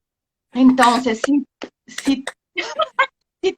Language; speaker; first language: Spanish; non-native, learner; Portuguese